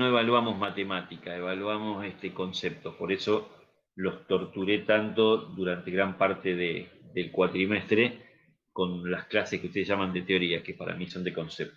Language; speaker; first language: Spanish; native; Spanish